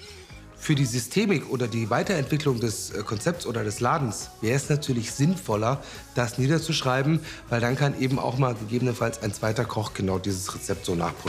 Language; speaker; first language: German; native; German